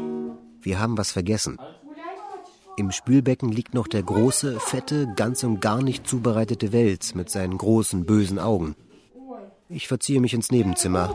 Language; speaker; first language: German; native; German